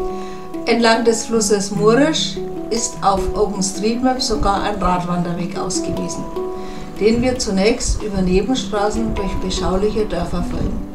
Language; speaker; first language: German; native; German